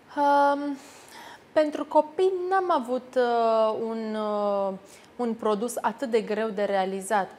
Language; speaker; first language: Romanian; native; Romanian